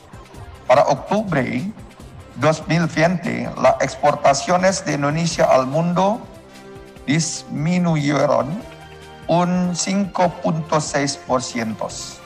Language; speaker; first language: Spanish; non-native, learner; Indonesian